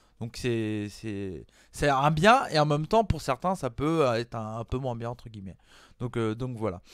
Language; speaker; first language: French; native; French